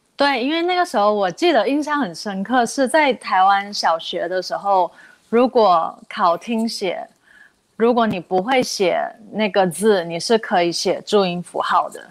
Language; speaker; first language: Chinese; native; Chinese